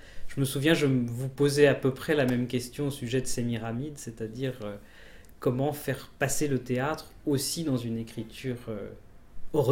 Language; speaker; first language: French; native; French